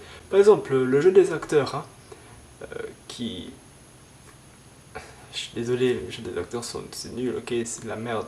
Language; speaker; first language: French; native; French